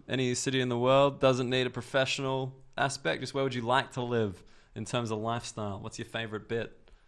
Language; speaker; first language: English; native; English